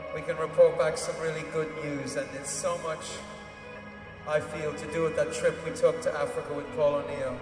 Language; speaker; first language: English; native; English